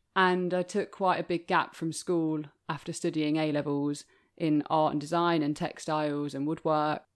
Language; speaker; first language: English; native; English